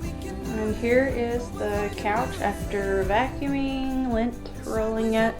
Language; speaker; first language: English; native; English